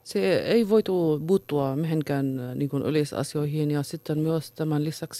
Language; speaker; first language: Finnish; non-native, fluent; Arabic